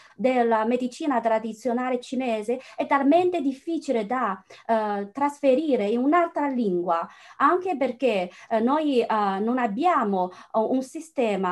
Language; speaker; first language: Italian; non-native, fluent; Chinese